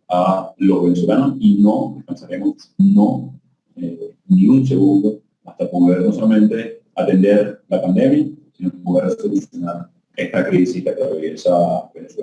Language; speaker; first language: Spanish; native; Spanish